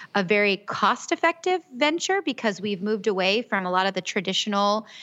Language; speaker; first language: English; native; English